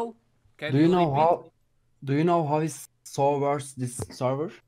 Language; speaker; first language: English; non-native, learner; Turkish